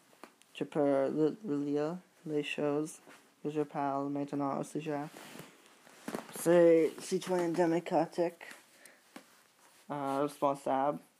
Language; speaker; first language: French; non-native, learner; English